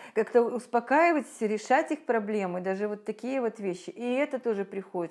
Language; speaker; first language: Russian; native; Russian